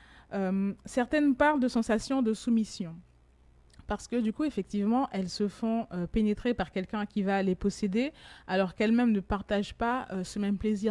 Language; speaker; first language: French; native; French